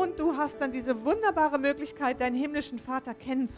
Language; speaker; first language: German; native; German